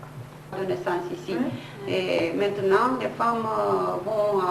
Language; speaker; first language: French; non-native, fluent; Romanian